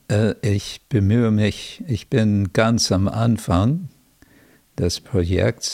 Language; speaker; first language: German; non-native, fluent; English